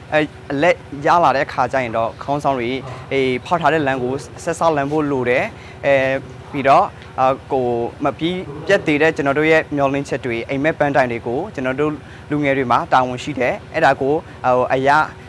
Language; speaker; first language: Burmese; non-native, local second language; S'gaw Karen